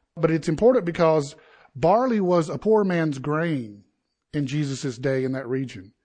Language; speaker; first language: English; native; English